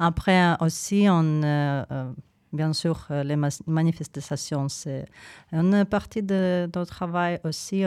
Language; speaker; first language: French; non-native, learner; Ukrainian